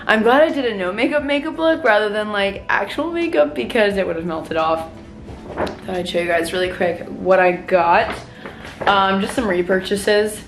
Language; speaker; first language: English; native; English